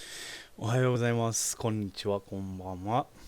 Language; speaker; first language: Japanese; non-native, learner; English